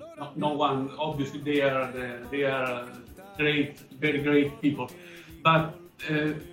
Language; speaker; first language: English; non-native, learner; Italian